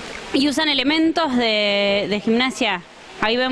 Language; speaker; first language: Spanish; native; Spanish